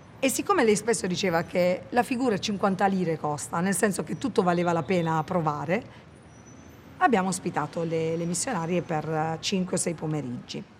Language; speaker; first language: Italian; native; Italian